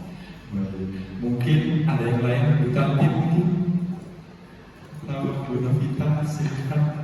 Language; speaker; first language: Indonesian; native; Indonesian